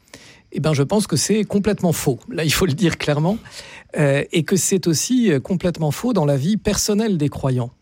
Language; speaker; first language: French; native; French